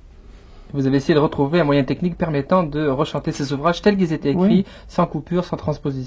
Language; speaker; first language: French; native; French